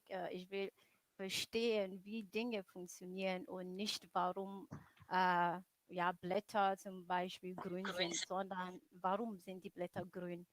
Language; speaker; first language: German; non-native, fluent; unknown